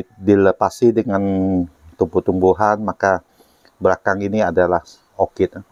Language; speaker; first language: Malay; non-native, local second language; Chinese